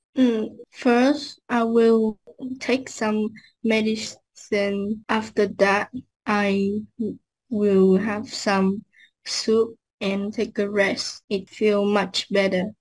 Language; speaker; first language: English; non-native, learner; Vietnamese